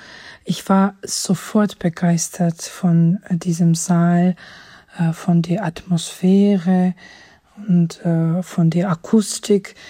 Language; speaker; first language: German; non-native, fluent; Georgian